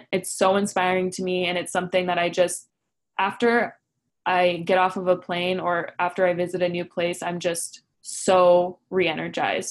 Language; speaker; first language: English; native; English